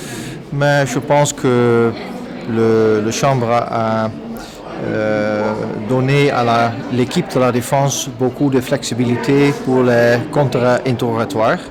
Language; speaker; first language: French; non-native, learner; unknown